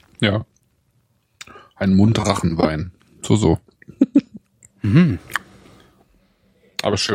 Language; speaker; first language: German; native; German